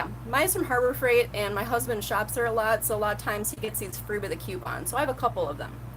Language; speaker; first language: English; native; English